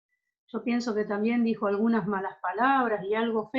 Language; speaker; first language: Spanish; native; Spanish